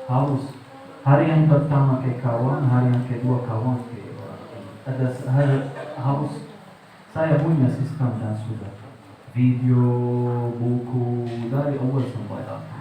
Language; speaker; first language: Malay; non-native, learner; Arabic